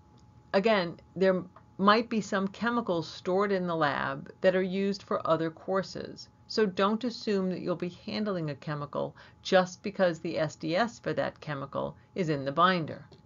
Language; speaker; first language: English; native; English